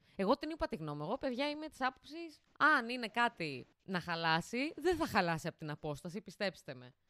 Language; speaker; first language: Greek; native; Greek